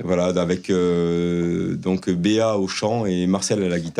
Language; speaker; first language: French; native; French